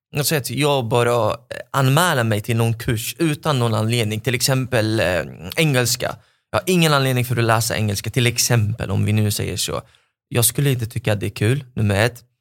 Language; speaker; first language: Swedish; non-native, fluent; Arabic